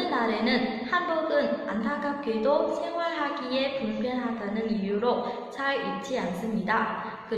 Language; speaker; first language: Korean; non-native, fluent; Vietnamese